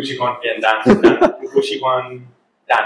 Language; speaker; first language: Chinese; non-native, learner; English